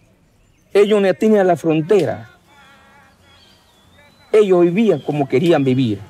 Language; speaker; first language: Spanish; non-native, local second language; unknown